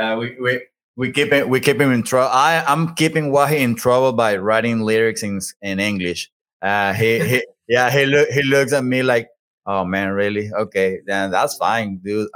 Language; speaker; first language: English; non-native, learner; Spanish